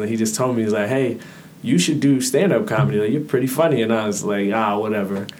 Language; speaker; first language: English; native; English